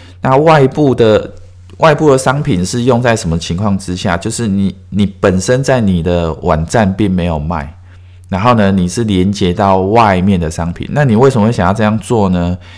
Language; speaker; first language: Chinese; native; Chinese